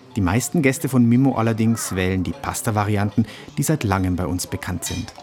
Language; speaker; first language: German; native; German